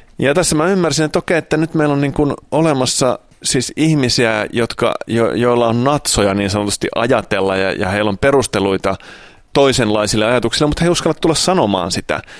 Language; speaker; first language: Finnish; early bilingual, other home language; Italian